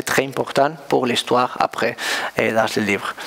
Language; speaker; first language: French; non-native, learner; Spanish